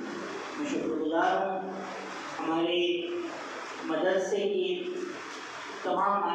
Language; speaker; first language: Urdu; non-native, local second language; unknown